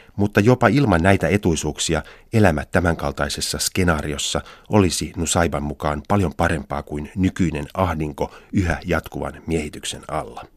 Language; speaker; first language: Finnish; native; Finnish